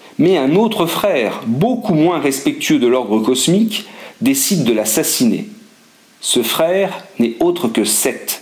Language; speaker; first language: French; native; French